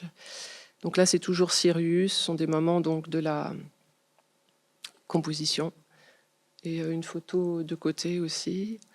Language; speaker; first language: French; native; French